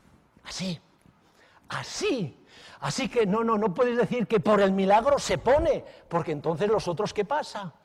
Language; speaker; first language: Spanish; native; Spanish